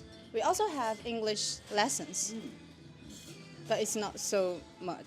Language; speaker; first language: English; non-native, learner; Chinese